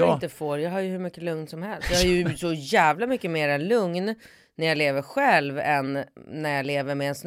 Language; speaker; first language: Swedish; native; Swedish